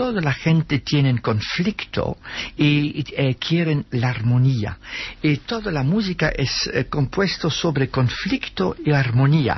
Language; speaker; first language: Spanish; non-native, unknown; Dutch